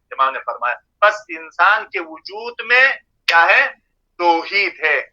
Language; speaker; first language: Urdu; non-native, local second language; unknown